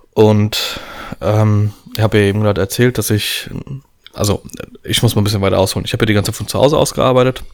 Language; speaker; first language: German; early bilingual, other home language; Polish